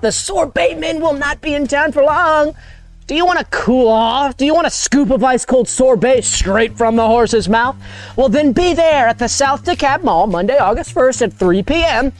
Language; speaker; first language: English; native; English